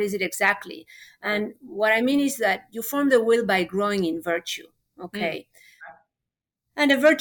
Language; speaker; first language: English; non-native, fluent; Spanish